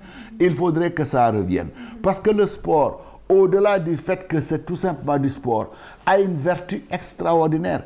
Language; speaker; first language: French; non-native, local second language; Wolof